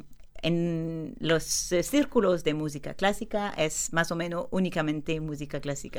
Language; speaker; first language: Spanish; non-native, learner; French